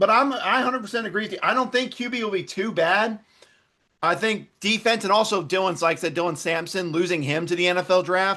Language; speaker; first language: English; native; English